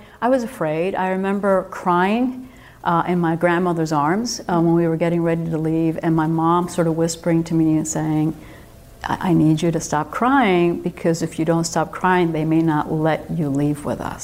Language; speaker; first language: English; early bilingual, other home language; Spanish